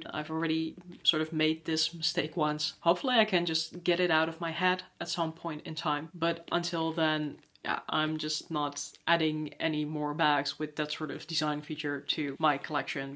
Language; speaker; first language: English; non-native, fluent; Dutch